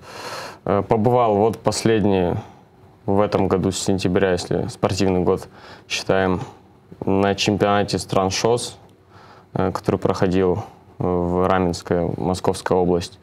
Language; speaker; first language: Russian; native; Russian